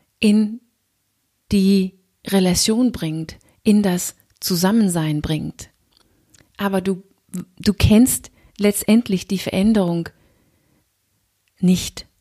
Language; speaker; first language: German; non-native, fluent; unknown